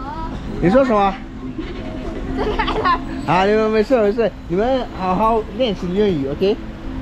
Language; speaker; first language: Chinese; non-native, fluent; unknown